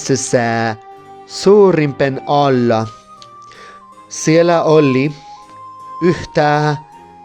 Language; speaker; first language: Finnish; non-native, learner; Spanish